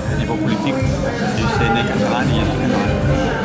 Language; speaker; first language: French; non-native, learner; Catalan